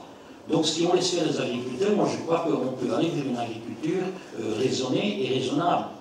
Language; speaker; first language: French; native; French